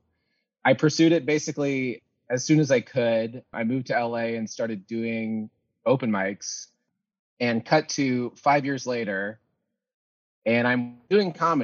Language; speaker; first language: English; native; English